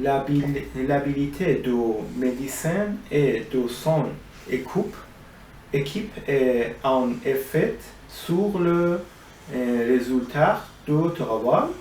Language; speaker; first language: French; non-native, learner; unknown